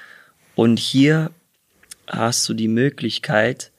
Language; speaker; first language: German; early bilingual, heritage; German